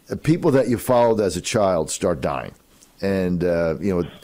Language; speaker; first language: English; native; English